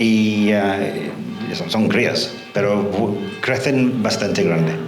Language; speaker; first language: Spanish; non-native, fluent; English